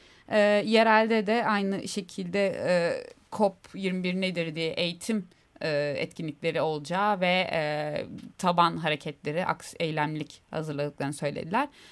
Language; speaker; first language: Turkish; native; Turkish